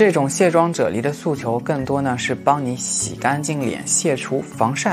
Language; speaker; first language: Chinese; native; Chinese